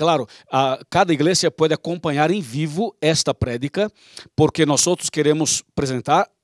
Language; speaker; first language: Portuguese; non-native, learner; Spanish